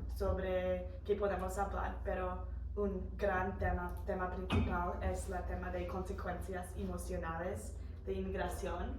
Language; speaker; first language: Spanish; non-native, fluent; English